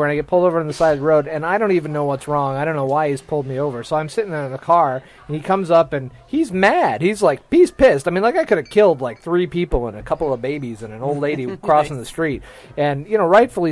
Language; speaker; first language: English; native; English